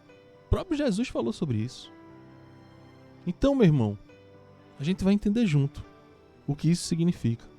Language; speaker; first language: Portuguese; native; Portuguese